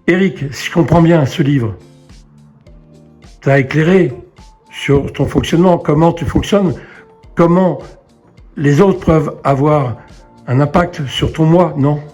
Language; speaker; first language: French; native; French